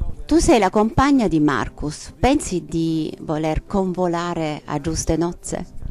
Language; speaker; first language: Italian; native; Italian